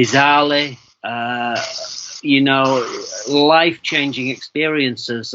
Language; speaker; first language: English; native; English